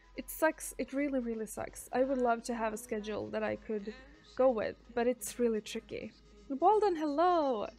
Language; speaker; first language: English; non-native, fluent; Swedish